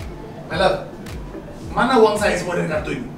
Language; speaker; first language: Indonesian; native; Indonesian